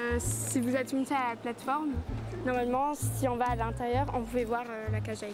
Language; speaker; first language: French; native; French